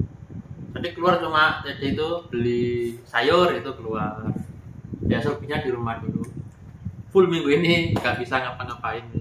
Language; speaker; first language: Indonesian; non-native, local second language; Javanese